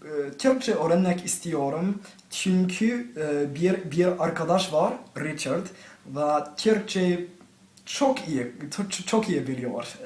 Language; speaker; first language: Turkish; non-native, learner; English